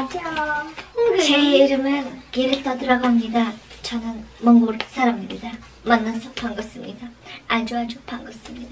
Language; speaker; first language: Korean; non-native, learner; Mongolian